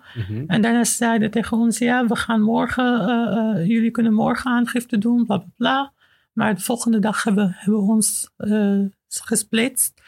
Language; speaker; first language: Dutch; non-native, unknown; Arabic